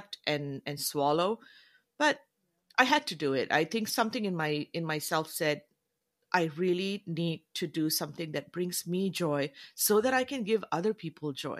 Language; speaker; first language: English; non-native, local second language; Tamil